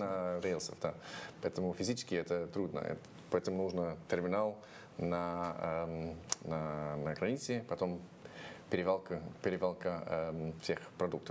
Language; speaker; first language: Russian; non-native, fluent; English